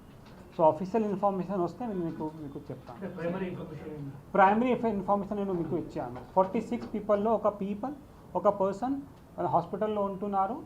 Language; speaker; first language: Telugu; non-native, local second language; Hindi